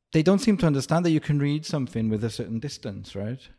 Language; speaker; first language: English; native; English